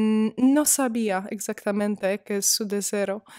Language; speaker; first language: Spanish; non-native, fluent; Polish